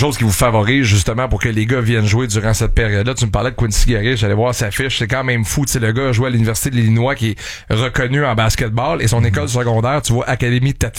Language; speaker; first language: French; native; French